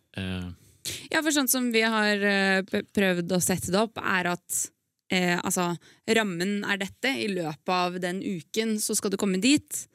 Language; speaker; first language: Norwegian; native; Norwegian